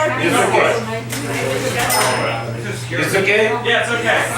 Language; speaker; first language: English; non-native, learner; Russian